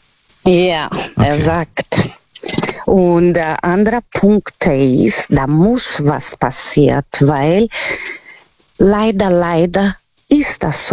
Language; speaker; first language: German; non-native, learner; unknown